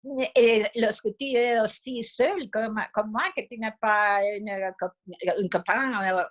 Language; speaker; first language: French; non-native, fluent; Spanish